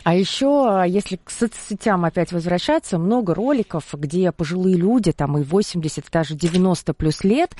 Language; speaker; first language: Russian; native; Russian